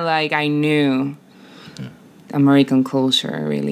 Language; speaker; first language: English; non-native, fluent; Spanish